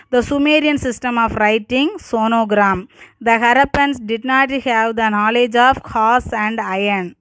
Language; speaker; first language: English; non-native, local second language; Tamil